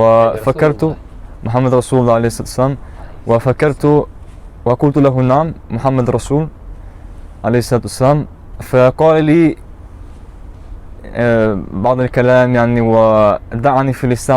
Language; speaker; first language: Arabic; non-native, learner; German